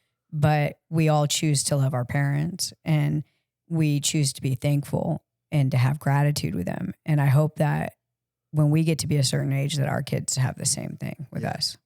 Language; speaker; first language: English; native; English